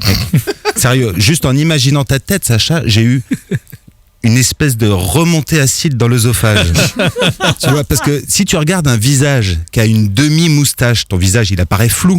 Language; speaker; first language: French; native; French